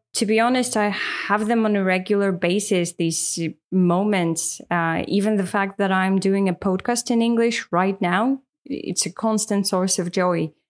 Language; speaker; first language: English; non-native, fluent; Russian